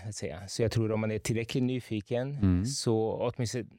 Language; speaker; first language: Swedish; non-native, fluent; Italian